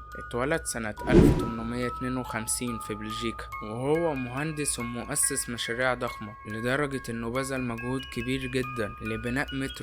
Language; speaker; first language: Arabic; native; Arabic